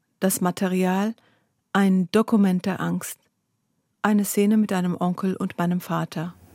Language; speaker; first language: German; early bilingual, other home language; Zaza